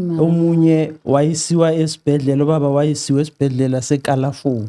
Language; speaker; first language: Zulu; non-native, local second language; South Ndebele